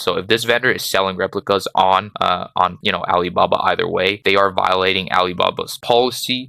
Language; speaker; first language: English; native; English